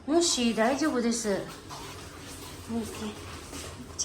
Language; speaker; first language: Japanese; non-native, learner; Filipino